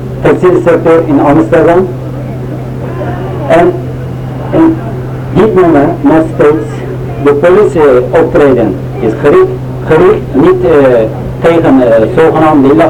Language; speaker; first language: Dutch; non-native, learner; Turkish